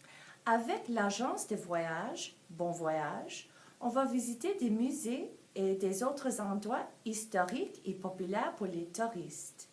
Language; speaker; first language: French; non-native, fluent; English